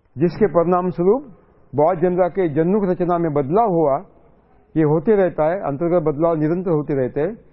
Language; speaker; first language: Hindi; non-native, local second language; Marathi